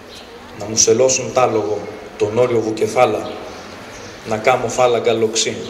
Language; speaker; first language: Greek; native; Greek